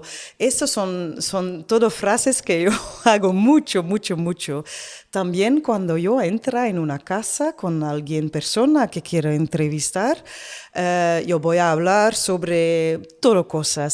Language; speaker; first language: Spanish; non-native, learner; Dutch